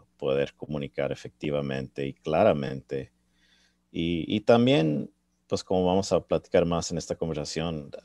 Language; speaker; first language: Spanish; early bilingual, heritage; Spanish